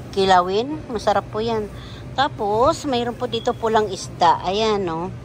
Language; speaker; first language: Filipino; non-native, local second language; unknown